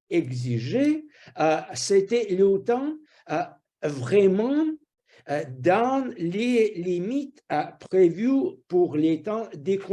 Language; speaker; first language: French; non-native, fluent; Russian